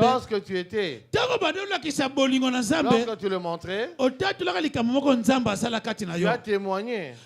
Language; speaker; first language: French; non-native, local second language; Lingala